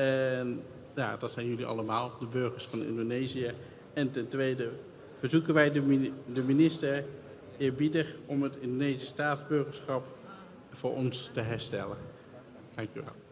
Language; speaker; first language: Dutch; early bilingual, other home language; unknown